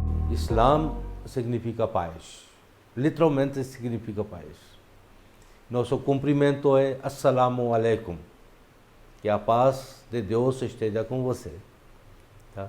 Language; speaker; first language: Portuguese; non-native, fluent; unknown